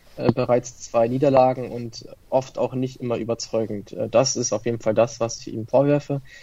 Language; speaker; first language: German; early bilingual, other home language; Italian